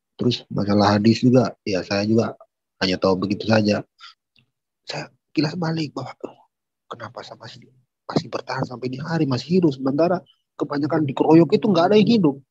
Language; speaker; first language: Indonesian; native; Indonesian